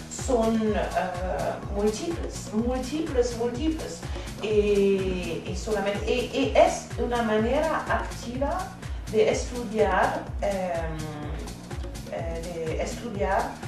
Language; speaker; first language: Spanish; non-native, fluent; German